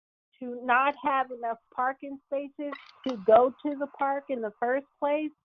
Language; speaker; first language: English; native; English